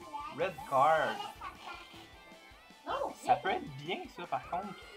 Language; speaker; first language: French; native; French